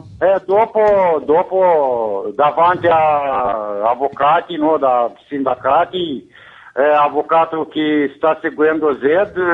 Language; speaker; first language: Italian; non-native, fluent; Romanian